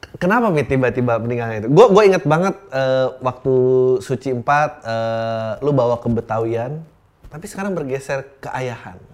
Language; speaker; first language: Indonesian; native; Indonesian